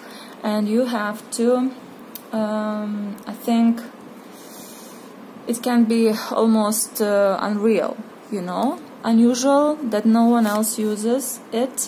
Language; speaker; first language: English; non-native, fluent; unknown